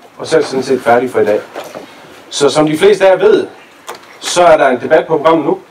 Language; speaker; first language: Danish; native; Danish